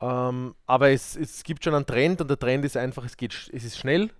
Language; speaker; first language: German; native; German